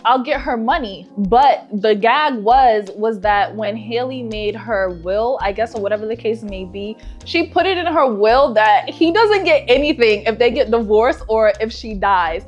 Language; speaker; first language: English; native; English